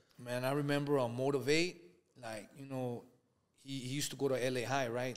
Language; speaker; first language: English; early bilingual, other home language; Spanish